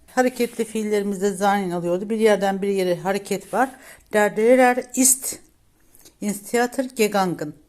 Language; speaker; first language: Turkish; native; Turkish